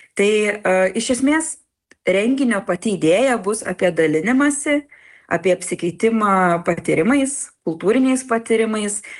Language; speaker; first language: Lithuanian; native; Lithuanian